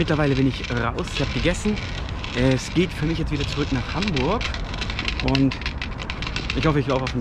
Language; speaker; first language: German; native; German